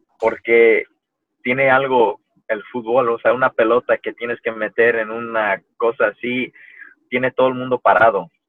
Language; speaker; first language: Spanish; early bilingual, heritage; Spanish